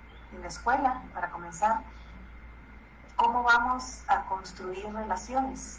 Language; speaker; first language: Spanish; native; Spanish